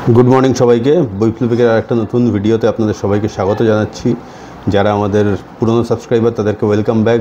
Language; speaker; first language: Bangla; native; Bangla